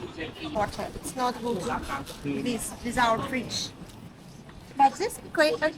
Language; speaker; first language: English; non-native, learner; Russian